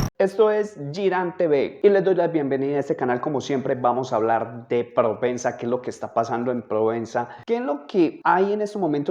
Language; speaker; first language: Spanish; native; Spanish